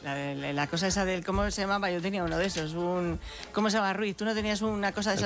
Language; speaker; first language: Spanish; native; Spanish